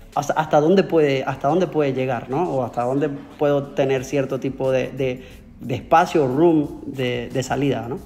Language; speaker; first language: Spanish; native; Spanish